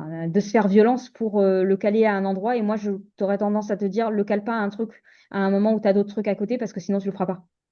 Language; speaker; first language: French; native; French